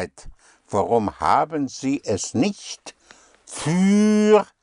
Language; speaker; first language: German; non-native, fluent; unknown